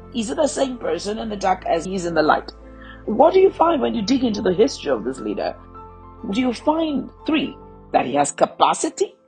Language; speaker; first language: English; non-native, local second language; Yoruba